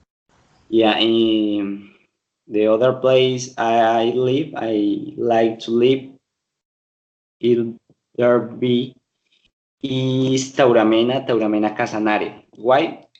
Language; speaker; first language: English; non-native, learner; Spanish